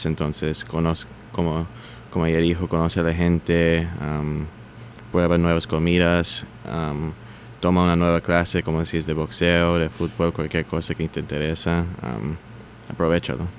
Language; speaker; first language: Spanish; early bilingual, heritage; Spanish